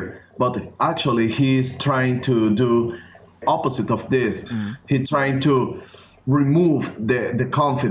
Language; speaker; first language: English; non-native, learner; Spanish